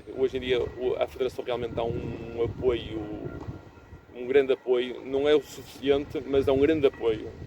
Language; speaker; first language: Portuguese; early bilingual, heritage; Portuguese